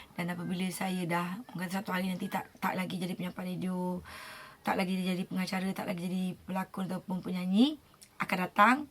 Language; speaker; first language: Malay; native; Malay